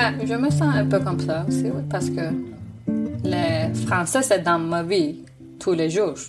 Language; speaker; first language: French; non-native, fluent; Turkish